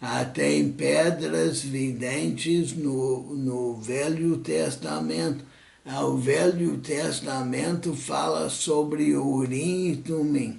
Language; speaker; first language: Portuguese; non-native, fluent; English